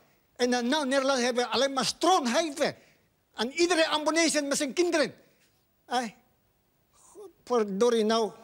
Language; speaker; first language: Dutch; non-native, learner; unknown